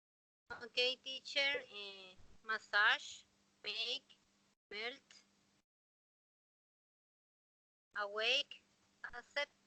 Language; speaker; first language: English; non-native, learner; Spanish